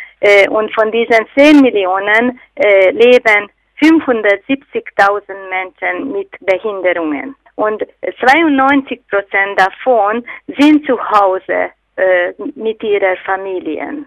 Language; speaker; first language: German; non-native, fluent; Hungarian